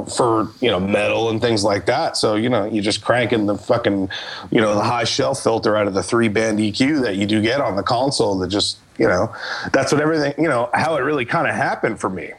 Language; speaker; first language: English; native; English